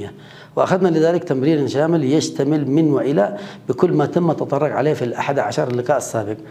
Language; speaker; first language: Arabic; native; Arabic